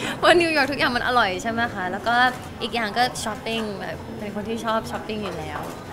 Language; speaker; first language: Thai; non-native, local second language; English